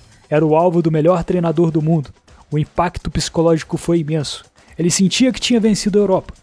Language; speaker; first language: Portuguese; native; Portuguese